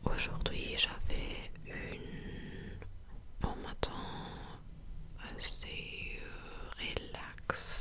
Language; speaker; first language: French; non-native, fluent; English